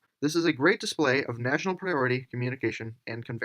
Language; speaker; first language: English; native; English